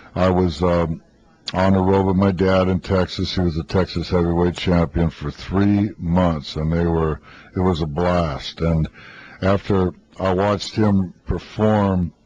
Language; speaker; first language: English; native; English